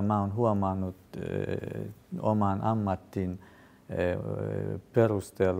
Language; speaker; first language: Finnish; non-native, fluent; Kurdish